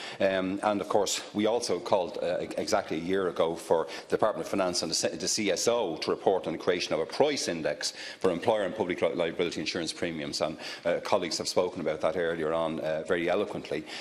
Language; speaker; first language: English; native; English